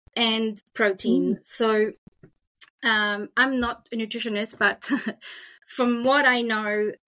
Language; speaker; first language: English; non-native, fluent; French